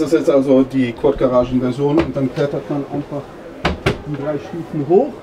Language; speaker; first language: German; native; German